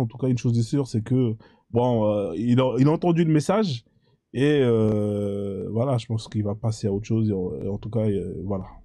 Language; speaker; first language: French; native; French